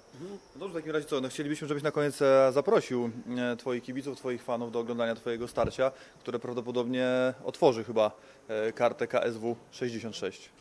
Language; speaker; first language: Polish; native; Polish